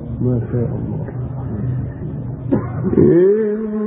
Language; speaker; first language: Arabic; native; Arabic